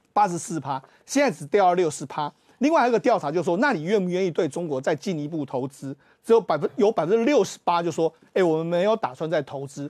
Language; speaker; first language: Chinese; native; Chinese